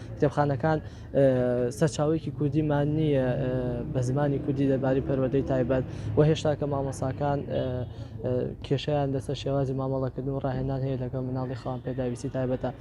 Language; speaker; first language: Central Kurdish; native; Central Kurdish